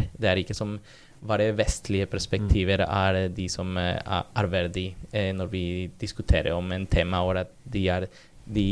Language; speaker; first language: Norwegian; non-native, fluent; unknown